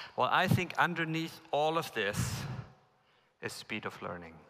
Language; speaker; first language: English; non-native, fluent; German